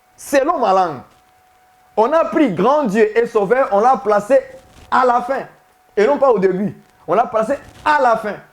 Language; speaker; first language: French; non-native, local second language; Swahili